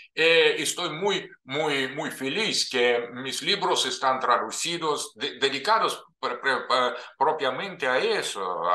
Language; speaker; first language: Spanish; non-native, fluent; Russian